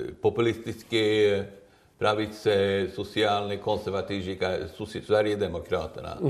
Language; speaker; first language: Czech; non-native, learner; Swedish